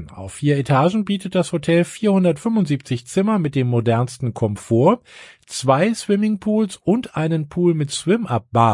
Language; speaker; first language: German; native; German